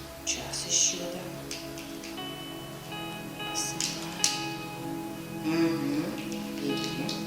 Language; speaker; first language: Russian; native; Russian